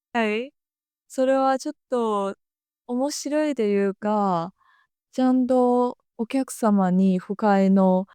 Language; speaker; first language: Japanese; non-native, fluent; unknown